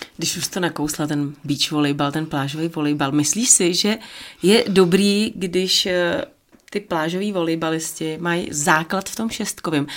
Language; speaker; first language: Czech; native; Czech